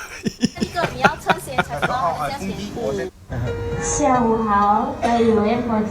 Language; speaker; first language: Chinese; non-native, local second language; Malay